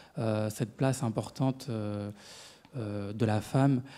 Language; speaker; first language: French; non-native, fluent; Tamil